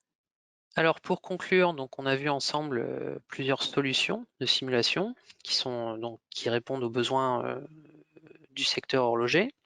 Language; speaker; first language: French; native; French